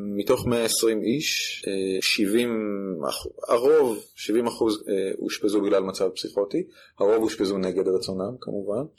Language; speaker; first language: Hebrew; native; Hebrew